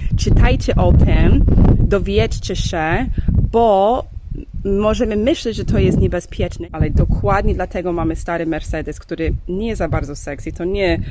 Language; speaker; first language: Polish; non-native, learner; English